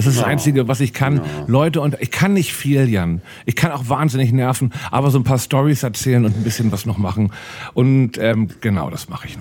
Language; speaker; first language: German; native; German